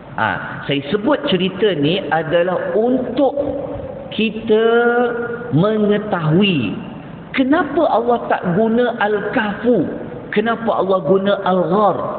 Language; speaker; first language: Malay; native; Malay